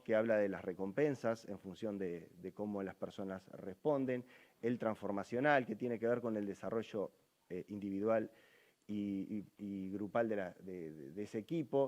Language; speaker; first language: Spanish; native; Spanish